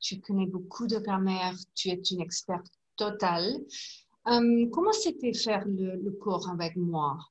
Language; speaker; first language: French; non-native, learner; English